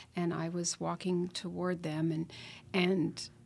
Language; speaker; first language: English; native; English